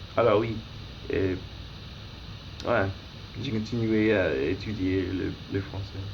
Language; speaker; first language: French; non-native, learner; English